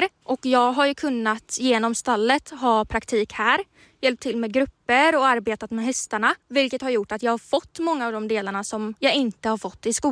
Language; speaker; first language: Swedish; native; Swedish